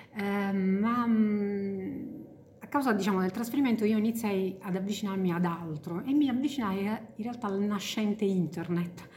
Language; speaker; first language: Italian; native; Italian